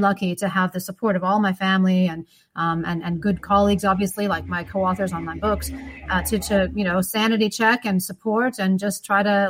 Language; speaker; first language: English; native; English